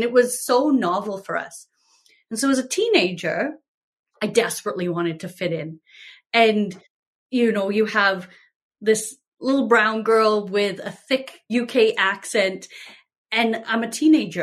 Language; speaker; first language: English; native; English